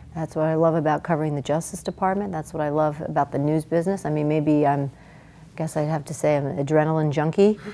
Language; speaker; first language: English; native; English